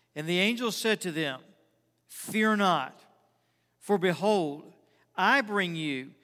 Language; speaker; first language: English; native; English